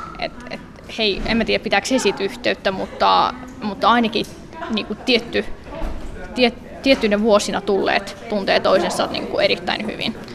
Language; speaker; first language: Finnish; early bilingual, other home language; Somali